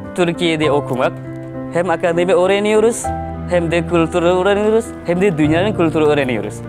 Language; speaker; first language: Turkish; non-native, fluent; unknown